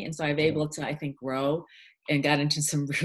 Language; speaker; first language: English; early bilingual, other home language; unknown